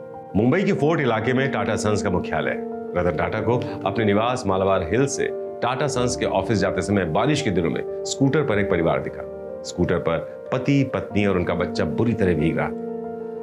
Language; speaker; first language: Hindi; native; Hindi